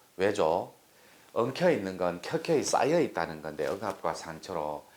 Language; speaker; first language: Korean; native; Korean